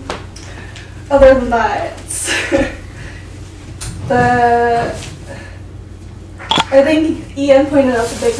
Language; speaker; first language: English; early bilingual, other home language; Korean